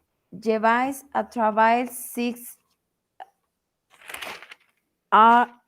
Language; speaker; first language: French; non-native, learner; Spanish